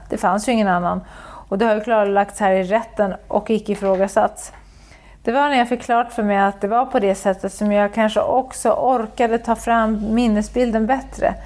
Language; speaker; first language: Swedish; native; Swedish